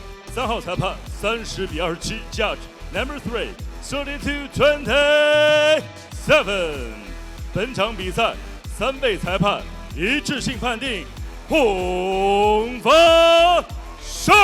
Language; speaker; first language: Chinese; native; Chinese